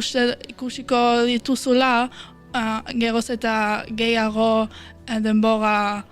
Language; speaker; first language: Basque; non-native, fluent; German